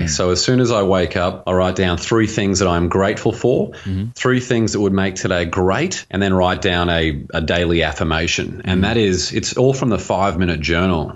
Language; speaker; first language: English; native; English